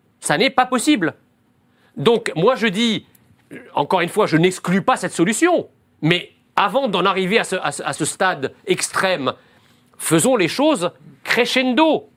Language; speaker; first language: French; early bilingual, other home language; Arabic